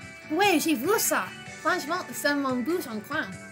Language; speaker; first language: French; non-native, fluent; English